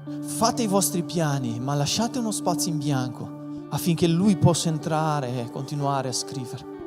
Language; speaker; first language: Italian; non-native, fluent; Portuguese